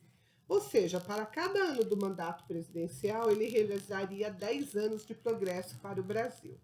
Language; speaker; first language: Portuguese; native; Portuguese